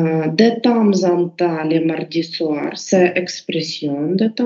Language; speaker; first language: French; non-native, learner; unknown